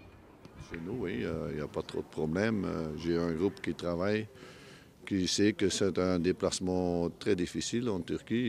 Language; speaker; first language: French; non-native, local second language; Dutch